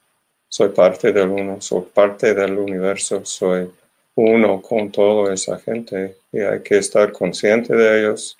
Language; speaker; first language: Spanish; non-native, learner; English